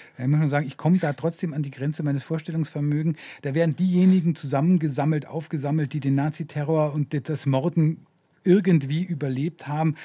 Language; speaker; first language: German; native; German